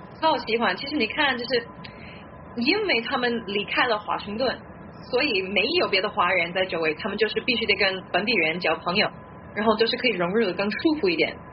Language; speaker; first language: Chinese; non-native, fluent; English